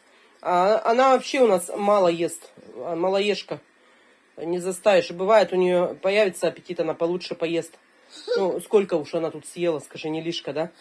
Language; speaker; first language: Russian; native; Russian